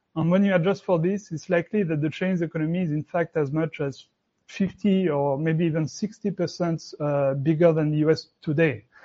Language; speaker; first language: English; non-native, fluent; French